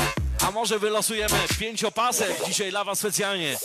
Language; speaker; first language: Polish; native; Polish